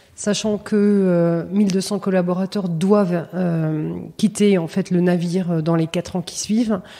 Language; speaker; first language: French; native; French